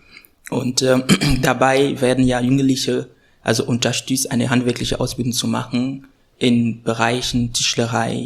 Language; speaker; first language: German; non-native, fluent; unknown